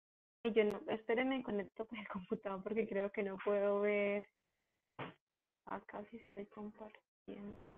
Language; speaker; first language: Spanish; native; Spanish